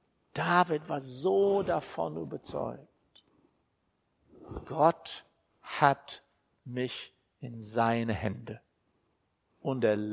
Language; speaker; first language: German; non-native, fluent; English